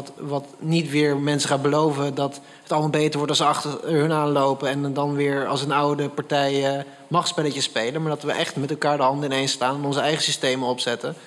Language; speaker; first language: Dutch; native; Dutch